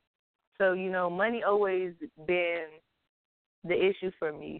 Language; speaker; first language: English; native; English